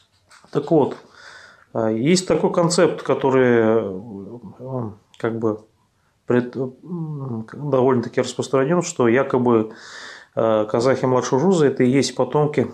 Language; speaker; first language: Russian; native; Russian